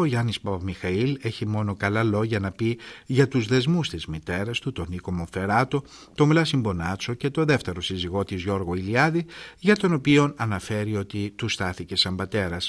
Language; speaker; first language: Greek; native; Greek